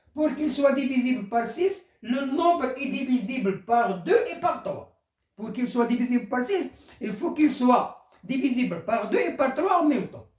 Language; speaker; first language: French; non-native, local second language; Arabic